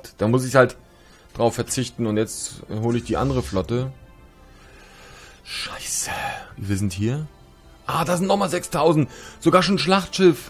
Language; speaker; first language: German; native; German